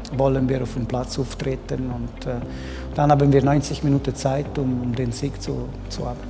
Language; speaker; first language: German; non-native, local second language; Italian